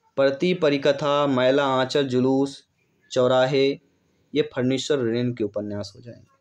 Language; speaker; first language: Hindi; native; Hindi